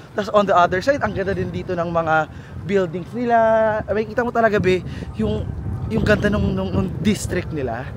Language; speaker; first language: Filipino; native; Filipino